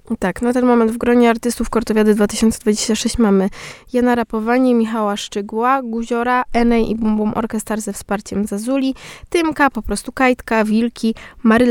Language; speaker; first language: Polish; native; Polish